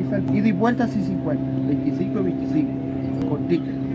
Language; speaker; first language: Spanish; native; Spanish